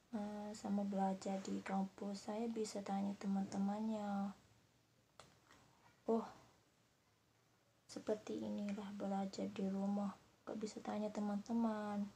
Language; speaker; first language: Indonesian; non-native, learner; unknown